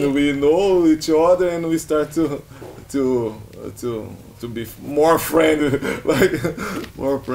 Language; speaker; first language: English; non-native, learner; Portuguese